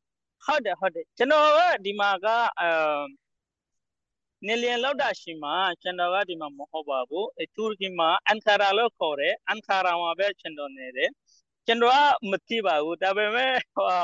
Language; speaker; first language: Burmese; non-native, local second language; Rohingya